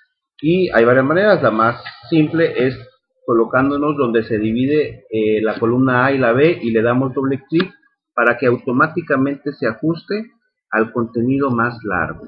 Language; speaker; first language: Spanish; native; Spanish